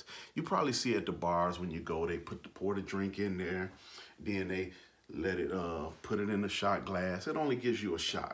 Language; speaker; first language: English; native; English